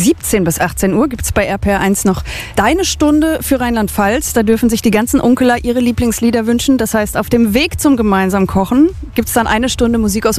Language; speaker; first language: German; native; German